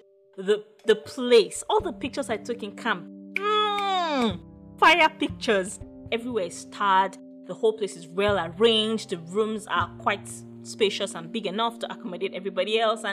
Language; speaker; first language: English; non-native, local second language; Yoruba